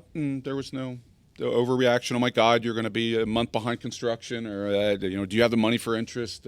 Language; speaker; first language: English; native; English